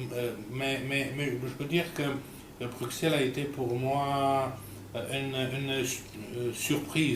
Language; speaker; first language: French; non-native, fluent; Romanian